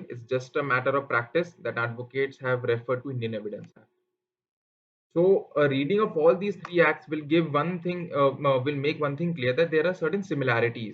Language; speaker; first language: English; non-native, local second language; Hindi